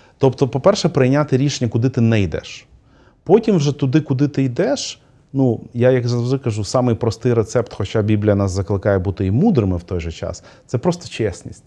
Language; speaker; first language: Ukrainian; non-native, local second language; Russian